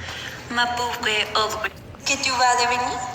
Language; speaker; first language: French; non-native, learner; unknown